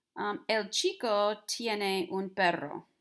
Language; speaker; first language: Spanish; non-native, fluent; English